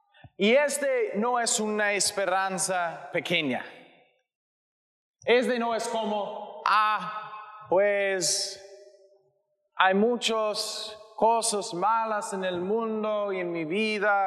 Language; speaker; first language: Spanish; non-native, learner; English